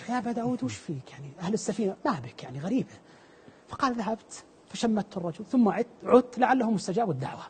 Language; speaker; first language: Arabic; native; Arabic